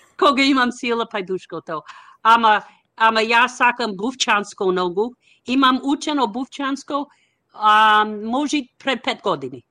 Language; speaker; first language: Macedonian; non-native, learner; English